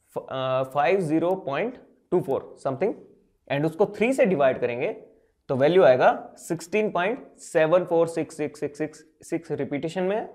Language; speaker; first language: Hindi; native; Hindi